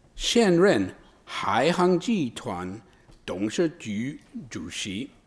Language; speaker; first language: Chinese; non-native, fluent; English